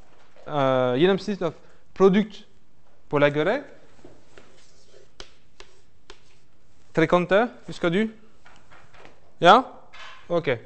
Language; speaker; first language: Norwegian; non-native, fluent; French